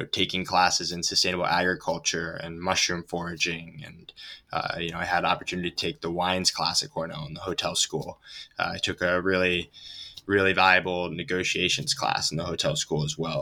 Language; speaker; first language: English; native; English